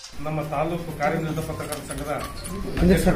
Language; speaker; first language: Kannada; native; Kannada